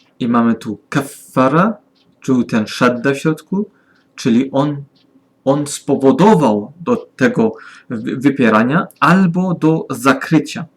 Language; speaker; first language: Polish; non-native, learner; German